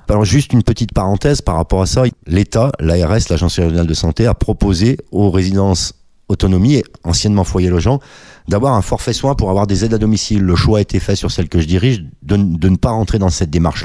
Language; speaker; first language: French; native; French